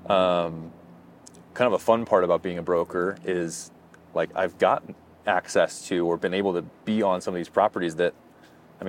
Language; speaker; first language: English; native; English